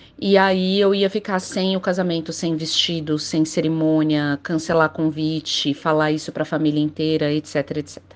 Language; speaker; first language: Portuguese; native; Portuguese